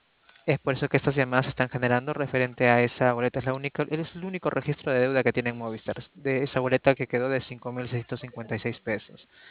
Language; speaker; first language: Spanish; native; Spanish